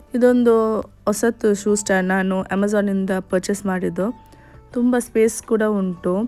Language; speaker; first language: Kannada; non-native, local second language; Konkani